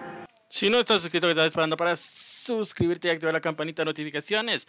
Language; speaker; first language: Spanish; native; Spanish